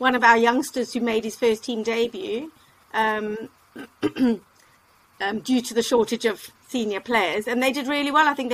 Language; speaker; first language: English; native; English